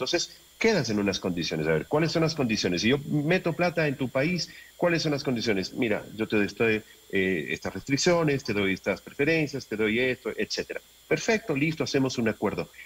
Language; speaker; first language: Spanish; native; Spanish